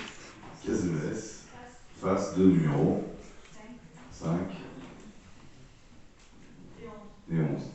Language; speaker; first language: French; native; French